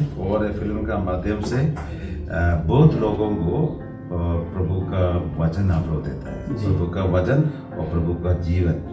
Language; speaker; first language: Hindi; non-native, local second language; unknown